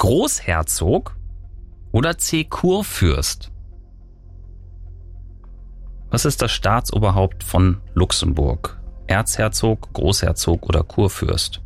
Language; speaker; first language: German; native; German